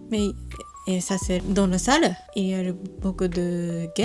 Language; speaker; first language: French; non-native, learner; Japanese